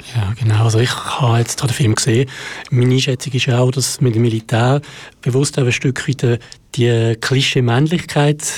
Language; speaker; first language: German; native; German